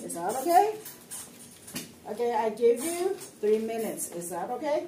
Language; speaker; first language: English; non-native, fluent; Chinese